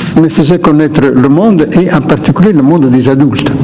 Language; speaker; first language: French; non-native, fluent; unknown